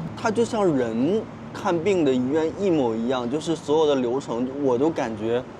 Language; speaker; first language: Chinese; native; Chinese